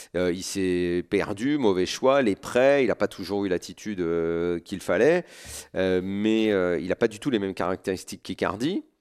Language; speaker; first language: French; native; French